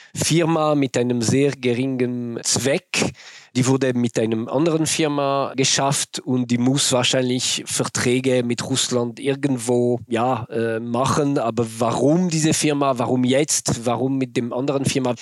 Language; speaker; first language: German; non-native, local second language; French